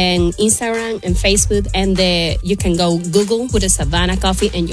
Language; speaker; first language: English; non-native, fluent; Spanish